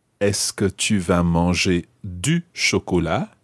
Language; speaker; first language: French; non-native, fluent; English